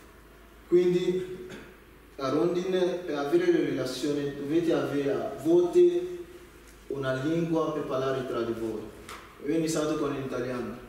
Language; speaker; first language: Italian; non-native, learner; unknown